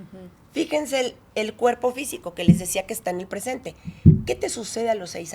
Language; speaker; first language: Spanish; native; Spanish